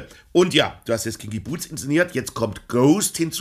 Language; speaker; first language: German; native; German